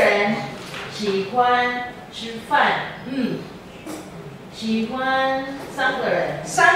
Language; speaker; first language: Chinese; non-native, learner; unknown